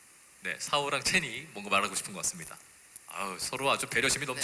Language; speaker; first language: Korean; native; Korean